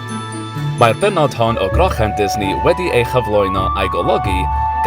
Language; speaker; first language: Welsh; non-native, learner; English